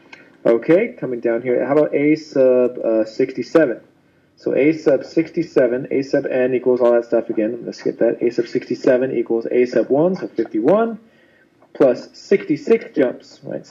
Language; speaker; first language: English; native; English